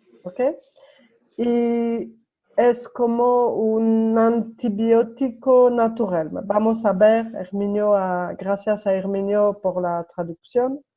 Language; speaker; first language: Spanish; non-native, learner; French